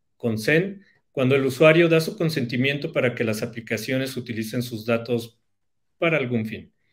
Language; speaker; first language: Spanish; native; Spanish